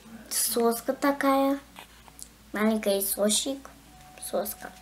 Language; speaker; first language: Russian; early bilingual, heritage; Russian